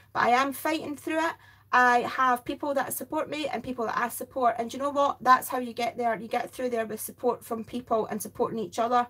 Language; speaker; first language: English; native; English